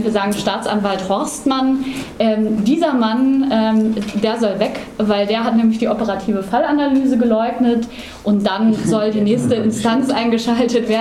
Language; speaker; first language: German; native; German